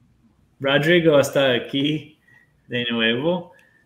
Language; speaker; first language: Spanish; non-native, fluent; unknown